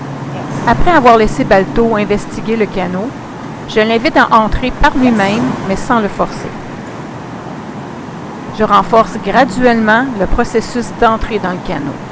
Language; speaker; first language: French; native; French